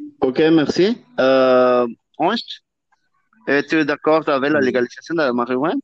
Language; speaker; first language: French; non-native, learner; Spanish